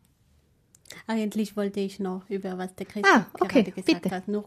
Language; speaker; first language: German; non-native, fluent; French